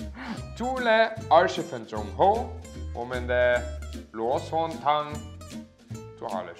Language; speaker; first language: Chinese; non-native, learner; German